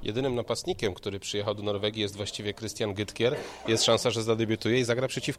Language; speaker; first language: Polish; native; Polish